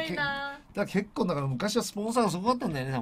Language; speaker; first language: Japanese; native; Japanese